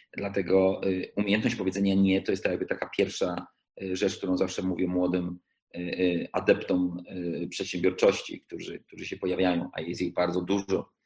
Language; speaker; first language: Polish; early bilingual, heritage; Polish